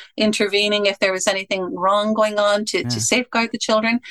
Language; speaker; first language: English; native; English